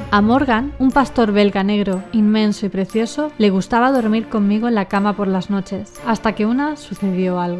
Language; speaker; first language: Spanish; native; Spanish